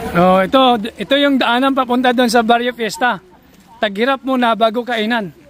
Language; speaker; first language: Filipino; native; Filipino